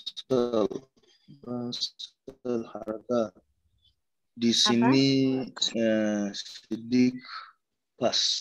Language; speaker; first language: Indonesian; non-native, learner; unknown